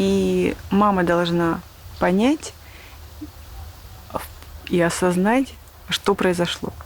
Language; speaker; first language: Russian; native; Russian